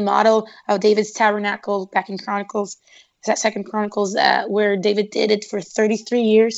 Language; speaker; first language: English; non-native, fluent; Portuguese